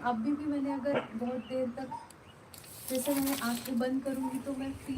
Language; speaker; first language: Hindi; native; Hindi